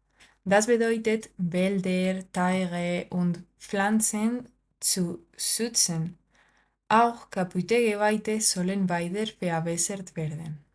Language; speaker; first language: German; non-native, learner; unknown